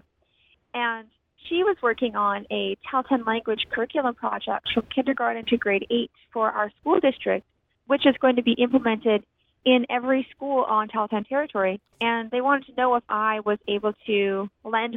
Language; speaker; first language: English; native; English